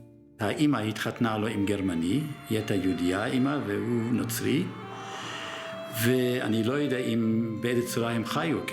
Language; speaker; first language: Hebrew; early bilingual, other home language; German